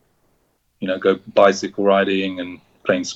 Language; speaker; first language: English; native; English